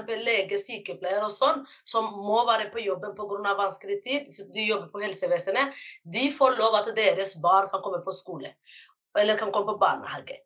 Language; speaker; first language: Norwegian; non-native, fluent; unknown